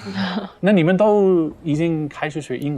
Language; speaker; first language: Chinese; non-native, fluent; English